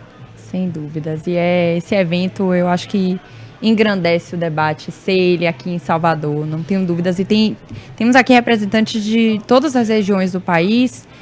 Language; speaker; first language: Portuguese; native; Portuguese